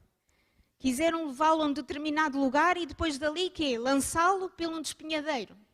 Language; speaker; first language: Portuguese; native; Portuguese